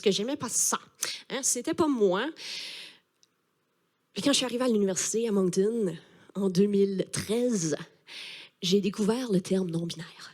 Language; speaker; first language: French; native; French